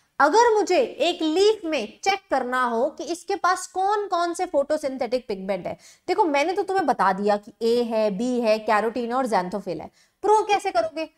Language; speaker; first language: Hindi; native; Hindi